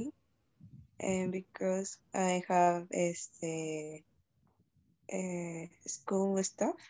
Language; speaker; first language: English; non-native, learner; Spanish